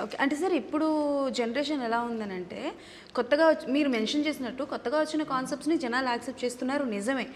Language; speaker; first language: Telugu; native; Telugu